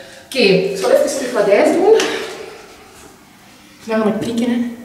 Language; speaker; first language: Dutch; native; Dutch